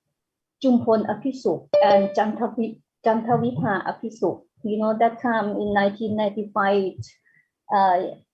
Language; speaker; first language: English; non-native, fluent; Thai